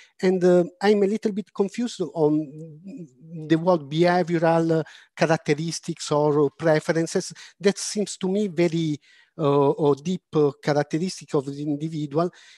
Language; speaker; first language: English; non-native, fluent; Italian